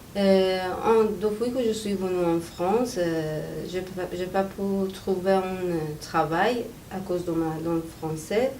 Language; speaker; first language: French; non-native, learner; Persian